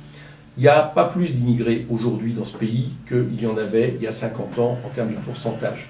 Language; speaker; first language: French; native; French